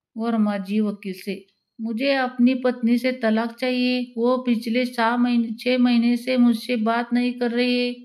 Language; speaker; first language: Hindi; non-native, local second language; Marathi